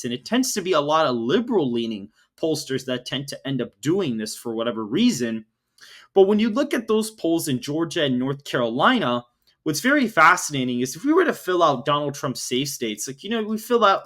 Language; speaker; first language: English; native; English